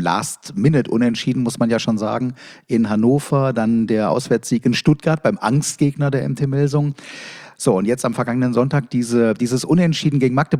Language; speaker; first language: German; native; German